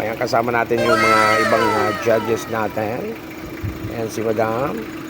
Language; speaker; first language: Filipino; non-native, local second language; Bikol